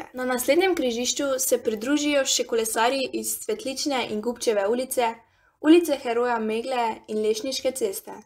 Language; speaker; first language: Slovenian; native; Slovenian